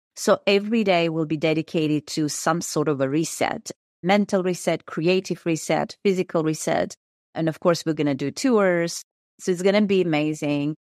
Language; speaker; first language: English; non-native, fluent; Russian